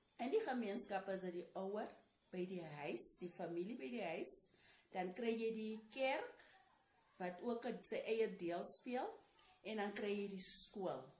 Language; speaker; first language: Afrikaans; non-native, local second language; Tswana